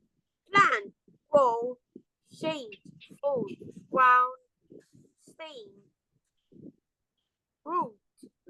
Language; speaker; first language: English; non-native, learner; Thai